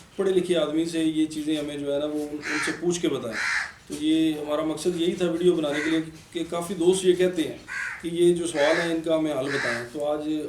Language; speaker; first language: Urdu; non-native, local second language; Punjabi